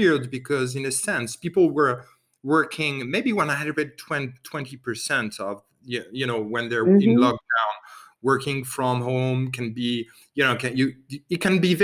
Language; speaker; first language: English; non-native, fluent; French